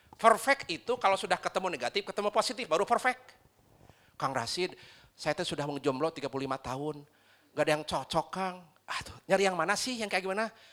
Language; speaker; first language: Indonesian; non-native, local second language; Sundanese